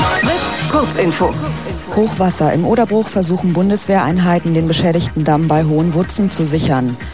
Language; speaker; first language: German; native; German